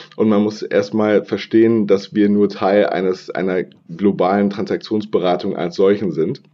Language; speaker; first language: German; native; German